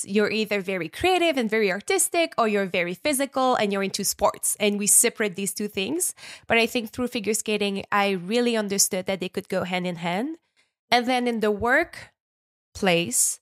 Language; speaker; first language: English; non-native, fluent; French